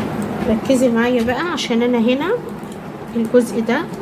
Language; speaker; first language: Arabic; native; Arabic